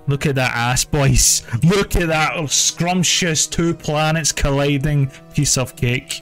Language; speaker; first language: English; native; English